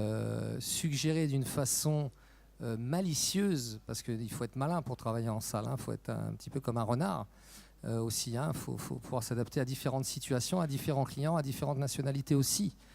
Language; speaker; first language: French; native; French